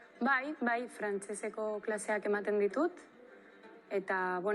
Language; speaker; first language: Basque; non-native, local second language; Spanish